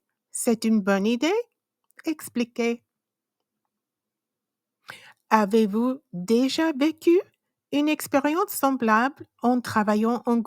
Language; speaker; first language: French; non-native, fluent; English